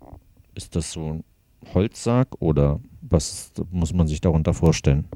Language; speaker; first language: German; native; German